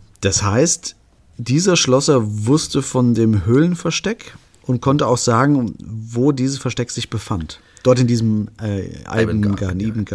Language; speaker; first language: German; native; German